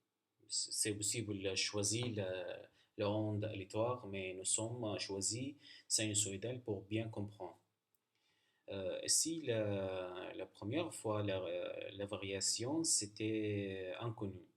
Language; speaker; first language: French; non-native, learner; Arabic